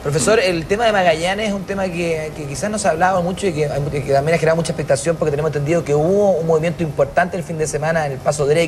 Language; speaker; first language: Spanish; native; Spanish